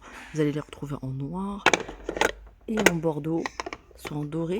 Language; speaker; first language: French; native; French